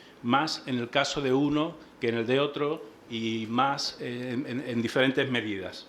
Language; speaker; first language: Spanish; native; Spanish